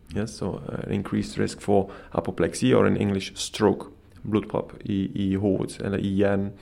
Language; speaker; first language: English; non-native, fluent; Dutch